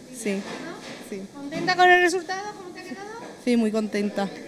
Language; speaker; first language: Spanish; native; Spanish